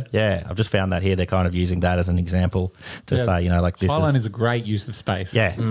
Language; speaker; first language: English; native; English